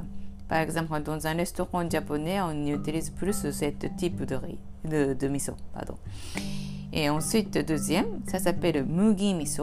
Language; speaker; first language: French; non-native, fluent; Japanese